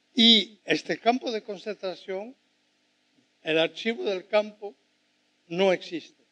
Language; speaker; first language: Spanish; non-native, fluent; French